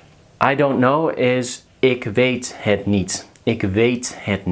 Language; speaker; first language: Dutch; non-native, fluent; English